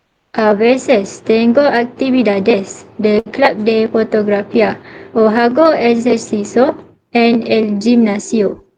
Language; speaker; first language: Spanish; non-native, learner; Malay